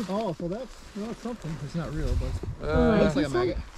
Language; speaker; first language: English; native; English